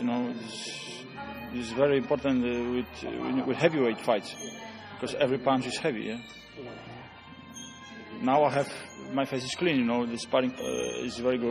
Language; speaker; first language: English; non-native, learner; Polish